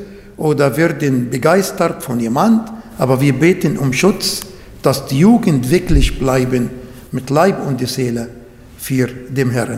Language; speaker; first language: German; non-native, fluent; Arabic